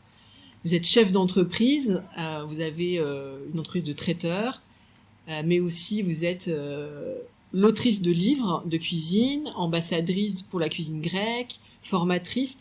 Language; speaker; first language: French; native; French